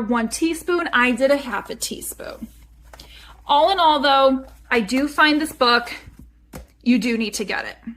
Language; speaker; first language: English; native; English